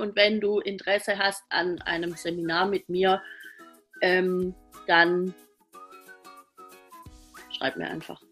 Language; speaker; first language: German; native; German